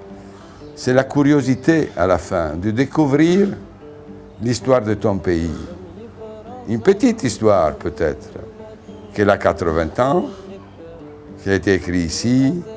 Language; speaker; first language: French; non-native, fluent; Italian